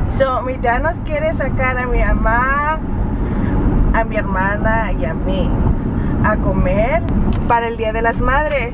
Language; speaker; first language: Spanish; early bilingual, heritage; Spanish